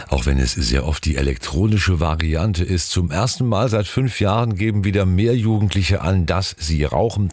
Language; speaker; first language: German; native; German